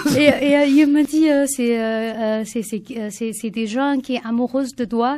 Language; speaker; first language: French; non-native, learner; Chinese